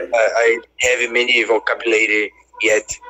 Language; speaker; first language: English; non-native, learner; Portuguese